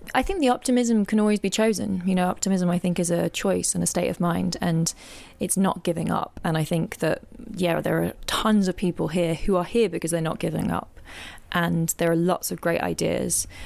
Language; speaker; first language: English; native; English